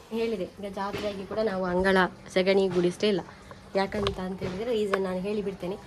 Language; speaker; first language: Kannada; non-native, local second language; Tulu